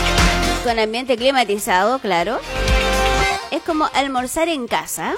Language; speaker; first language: Spanish; native; Spanish